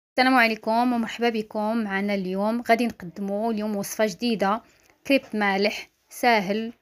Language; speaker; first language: Arabic; native; Arabic